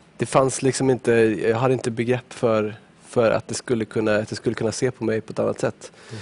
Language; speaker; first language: Swedish; native; Swedish